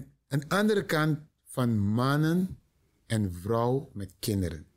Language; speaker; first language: Dutch; non-native, learner; Papiamento